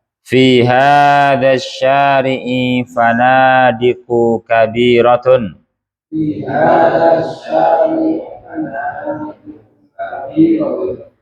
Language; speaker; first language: Arabic; non-native, fluent; Indonesian